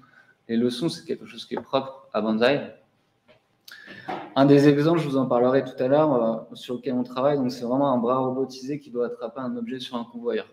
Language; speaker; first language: French; native; French